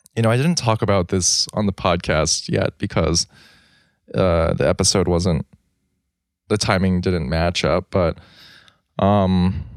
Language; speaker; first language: English; native; English